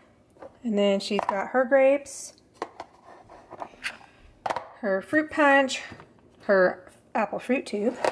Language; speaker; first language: English; native; English